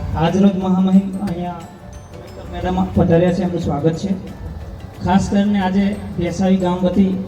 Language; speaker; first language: Gujarati; native; Gujarati